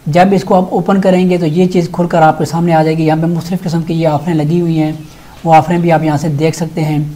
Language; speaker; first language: Urdu; native; Urdu